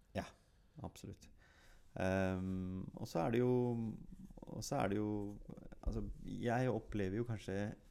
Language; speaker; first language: Norwegian; early bilingual, other home language; Urdu